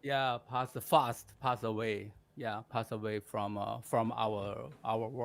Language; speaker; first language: English; non-native, learner; Chinese